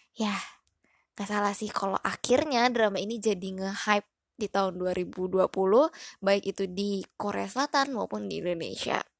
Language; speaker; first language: Indonesian; native; Indonesian